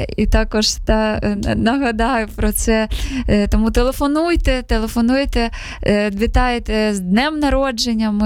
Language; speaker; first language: Ukrainian; native; Ukrainian